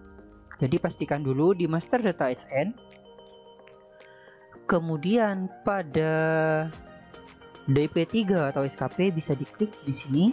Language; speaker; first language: Indonesian; native; Indonesian